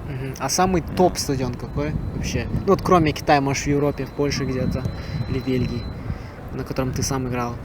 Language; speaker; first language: Russian; native; Russian